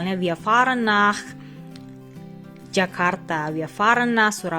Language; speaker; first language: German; non-native, fluent; Indonesian